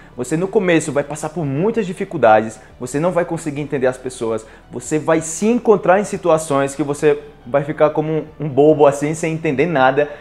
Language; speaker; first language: Portuguese; native; Portuguese